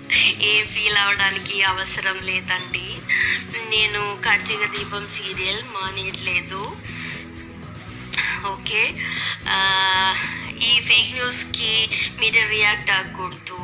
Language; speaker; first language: Telugu; non-native, learner; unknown